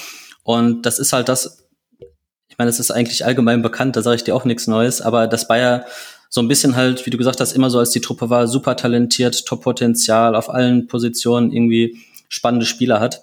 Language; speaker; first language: German; native; German